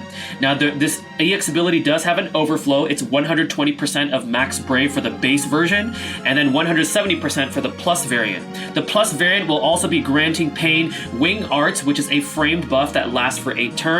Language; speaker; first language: English; native; English